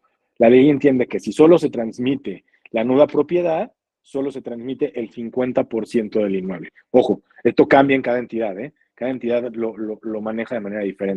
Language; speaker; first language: Spanish; native; Spanish